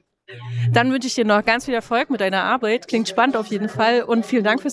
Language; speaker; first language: German; native; German